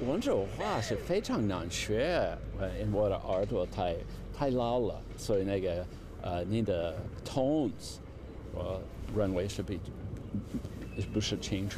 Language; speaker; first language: Chinese; non-native, learner; English